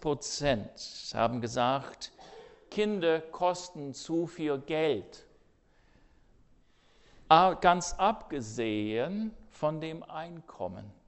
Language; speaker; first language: German; non-native, fluent; English